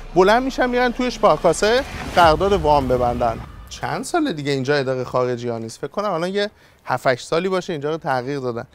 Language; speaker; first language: Persian; native; Persian